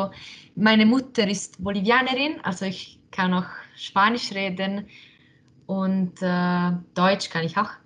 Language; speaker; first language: German; non-native, local second language; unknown